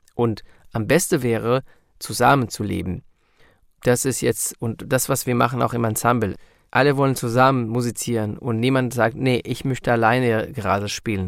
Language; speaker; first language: German; non-native, learner; Hebrew